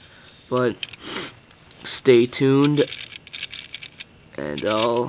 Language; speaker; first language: English; native; English